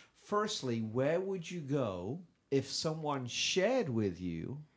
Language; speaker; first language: English; native; English